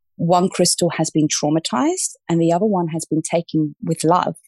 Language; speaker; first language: English; native; English